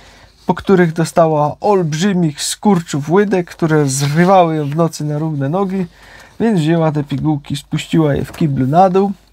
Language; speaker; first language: Polish; native; Polish